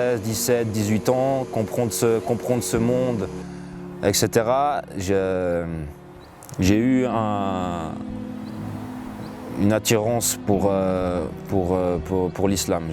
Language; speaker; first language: French; native; French